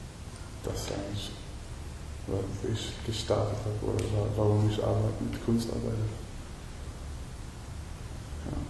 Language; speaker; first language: German; non-native, learner; Swedish